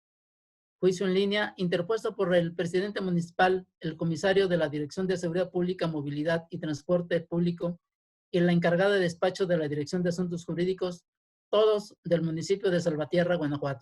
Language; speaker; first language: Spanish; native; Spanish